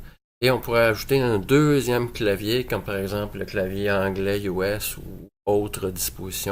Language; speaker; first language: French; native; French